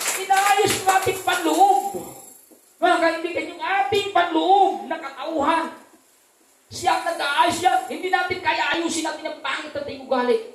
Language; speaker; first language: Filipino; non-native, local second language; Cebuano